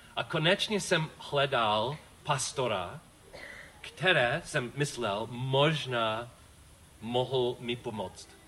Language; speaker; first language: Czech; non-native, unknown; English